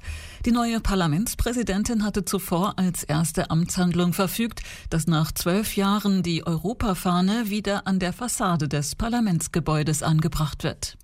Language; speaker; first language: German; native; German